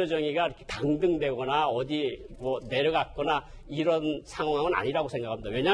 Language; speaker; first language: Korean; native; Korean